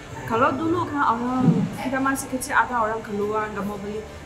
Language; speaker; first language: Indonesian; non-native, learner; Chinese